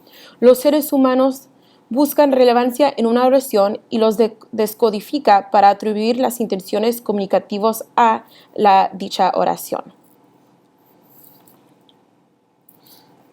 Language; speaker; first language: Spanish; early bilingual, heritage; Spanish